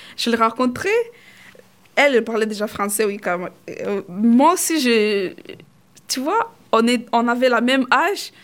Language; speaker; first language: French; non-native, fluent; Swahili